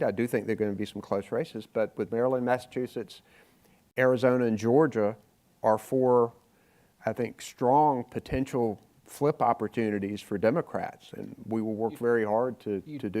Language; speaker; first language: English; native; English